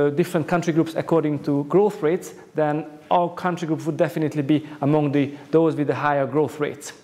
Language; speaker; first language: English; non-native, fluent; Hungarian